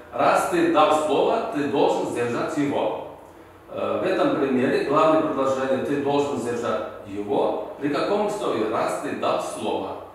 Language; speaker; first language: Russian; non-native, local second language; Uzbek